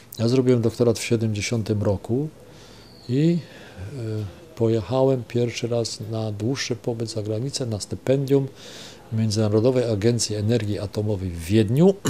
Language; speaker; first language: Polish; non-native, local second language; German